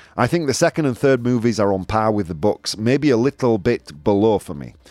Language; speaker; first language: English; native; English